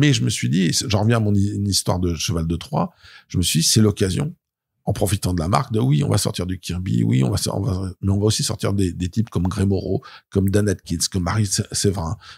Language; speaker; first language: French; native; French